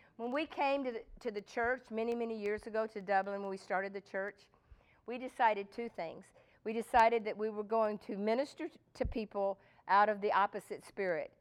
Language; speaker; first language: English; native; English